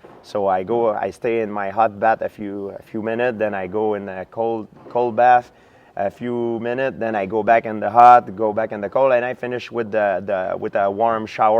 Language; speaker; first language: English; non-native, fluent; French